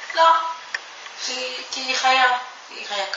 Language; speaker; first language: Hebrew; non-native, fluent; Japanese